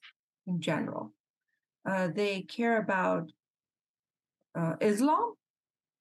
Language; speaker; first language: English; non-native, fluent; Persian